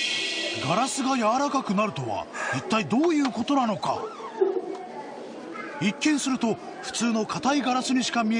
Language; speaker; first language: Japanese; native; Japanese